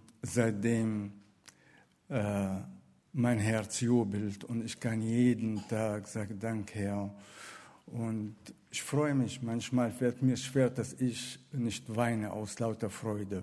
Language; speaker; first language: German; non-native, fluent; Arabic